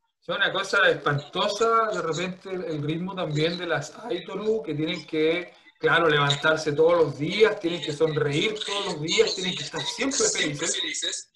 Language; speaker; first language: Spanish; native; Spanish